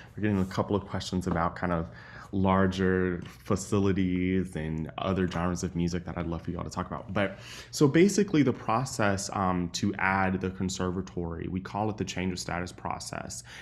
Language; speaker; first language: English; native; English